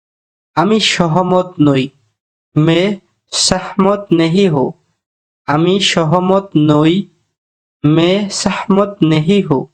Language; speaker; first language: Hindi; non-native, fluent; Bangla